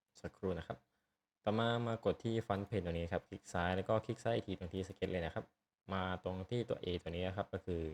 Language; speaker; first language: Thai; native; Thai